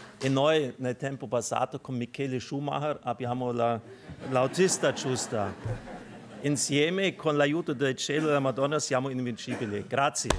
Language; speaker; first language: Italian; non-native, fluent; German